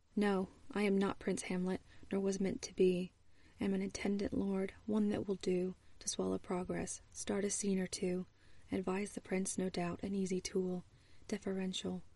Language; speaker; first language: English; native; English